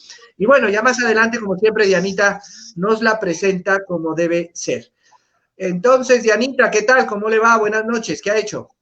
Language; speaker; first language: Spanish; native; Spanish